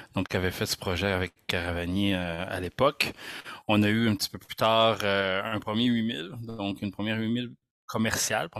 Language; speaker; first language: French; native; French